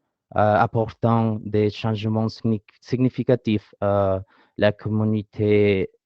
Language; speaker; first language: French; non-native, learner; Spanish